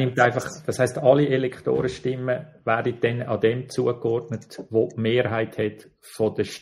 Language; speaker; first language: German; native; German